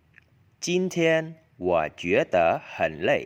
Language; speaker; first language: Chinese; non-native, learner; Khmer